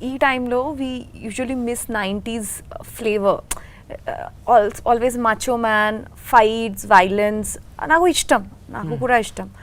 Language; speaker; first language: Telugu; non-native, learner; Bangla